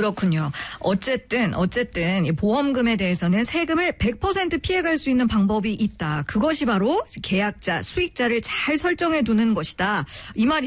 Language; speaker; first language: Korean; native; Korean